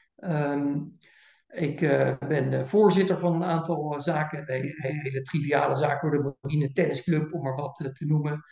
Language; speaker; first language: Dutch; native; Dutch